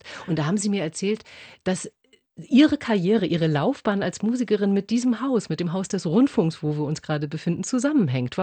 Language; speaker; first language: German; native; German